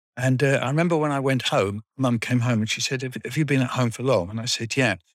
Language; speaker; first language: English; native; English